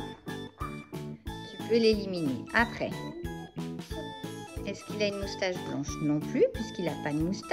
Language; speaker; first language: French; native; French